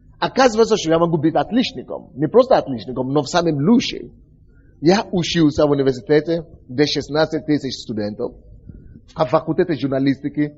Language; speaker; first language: Russian; non-native, fluent; Yoruba